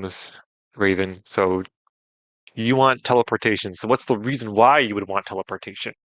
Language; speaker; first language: English; native; English